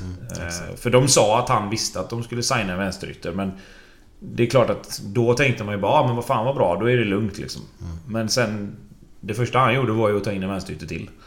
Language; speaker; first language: Swedish; native; Swedish